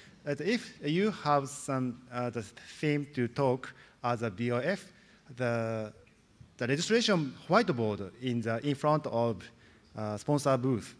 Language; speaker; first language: English; non-native, learner; Japanese